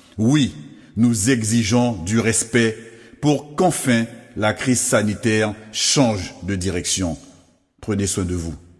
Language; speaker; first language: French; native; French